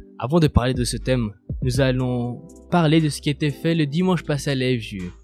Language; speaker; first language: French; non-native, fluent; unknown